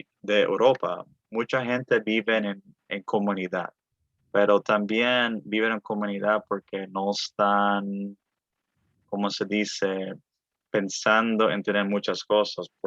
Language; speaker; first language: Spanish; early bilingual, other home language; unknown